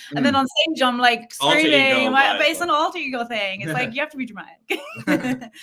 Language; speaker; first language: English; native; English